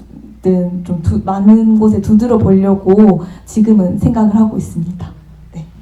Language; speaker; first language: Korean; native; Korean